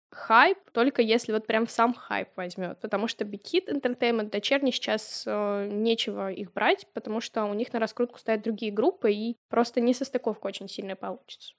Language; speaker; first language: Russian; native; Russian